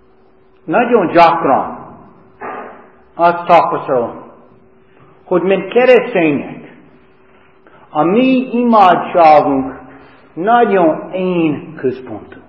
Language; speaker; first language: Hungarian; non-native, fluent; English